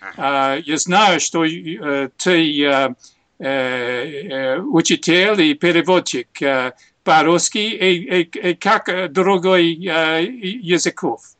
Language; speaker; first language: Russian; non-native, learner; English